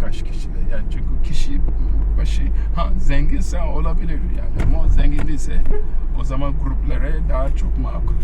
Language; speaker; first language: Turkish; non-native, fluent; Yoruba